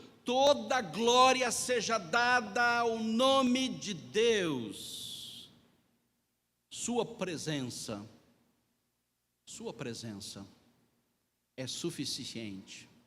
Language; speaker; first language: Portuguese; native; Portuguese